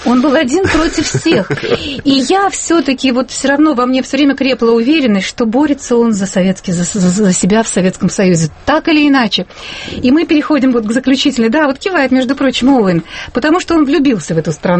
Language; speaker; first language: Russian; native; Russian